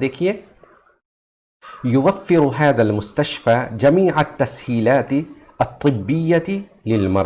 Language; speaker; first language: Arabic; non-native, fluent; Urdu